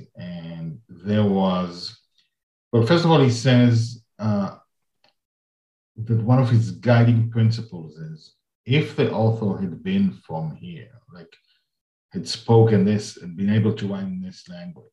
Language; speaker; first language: English; non-native, fluent; Hebrew